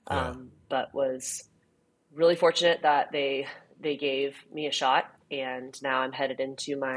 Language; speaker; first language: English; native; English